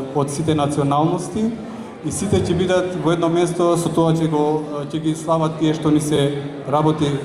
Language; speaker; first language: Macedonian; non-native, local second language; Albanian